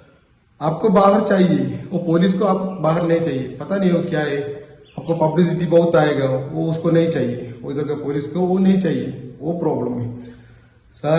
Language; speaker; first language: Hindi; non-native, local second language; Malayalam